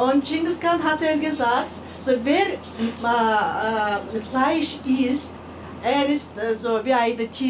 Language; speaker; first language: German; non-native, fluent; Mongolian